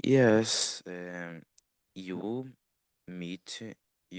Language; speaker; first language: English; non-native, learner; Portuguese